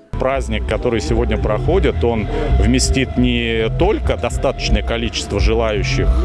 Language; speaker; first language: Russian; native; Russian